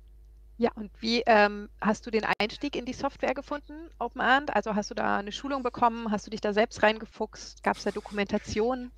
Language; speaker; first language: German; native; German